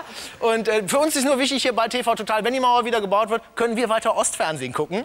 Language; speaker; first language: German; native; German